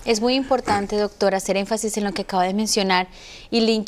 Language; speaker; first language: Spanish; native; Spanish